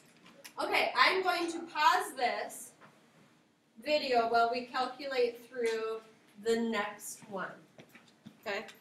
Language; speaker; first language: English; native; English